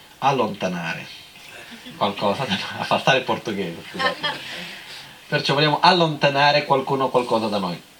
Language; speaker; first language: Italian; non-native, fluent; Portuguese